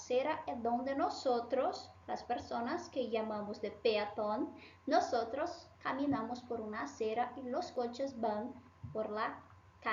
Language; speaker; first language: Spanish; non-native, fluent; Portuguese